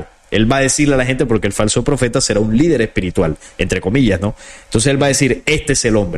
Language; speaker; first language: Spanish; native; Spanish